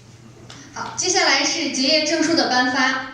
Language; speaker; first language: Chinese; native; Chinese